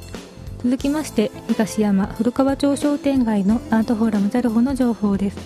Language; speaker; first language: Japanese; native; Japanese